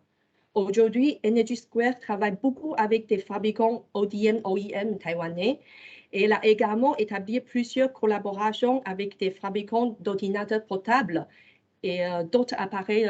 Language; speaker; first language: French; non-native, fluent; Chinese